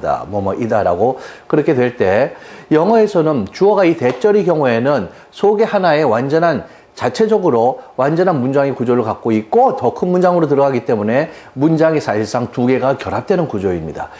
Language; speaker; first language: Korean; native; Korean